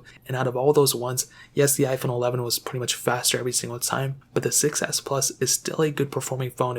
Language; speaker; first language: English; native; English